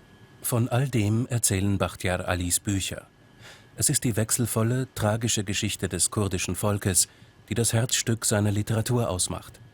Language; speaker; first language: German; native; German